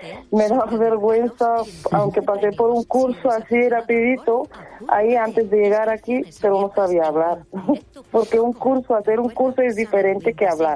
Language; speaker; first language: Spanish; non-native, fluent; Bulgarian